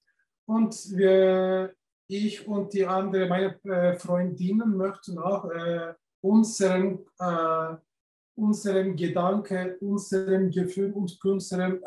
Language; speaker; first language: German; non-native, learner; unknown